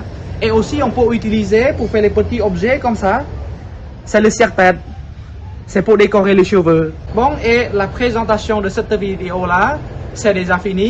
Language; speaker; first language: French; non-native, fluent; Khmer